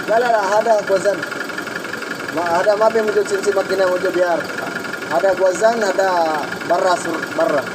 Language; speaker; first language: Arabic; non-native, learner; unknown